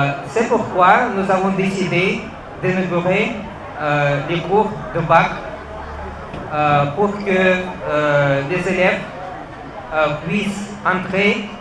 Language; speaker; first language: French; non-native, fluent; Russian